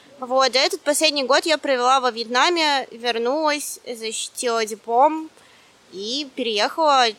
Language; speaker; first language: Russian; native; Russian